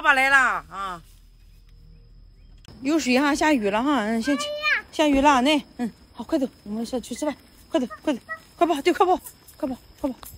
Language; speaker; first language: Chinese; native; Chinese